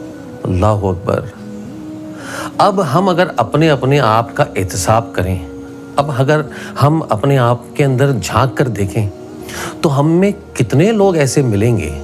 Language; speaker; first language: Urdu; native; Urdu